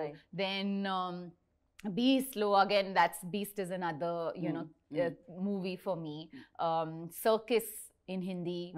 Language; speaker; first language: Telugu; non-native, learner; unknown